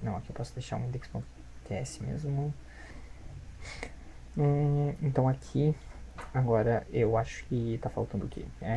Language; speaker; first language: Portuguese; native; Portuguese